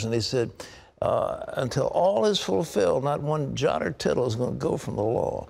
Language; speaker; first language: English; native; English